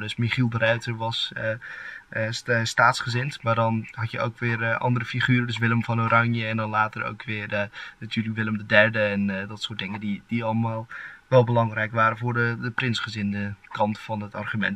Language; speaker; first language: Dutch; early bilingual, heritage; Dutch